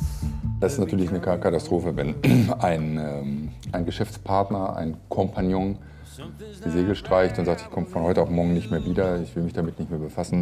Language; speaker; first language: German; native; German